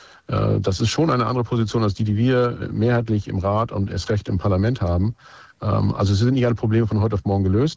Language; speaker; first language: German; native; German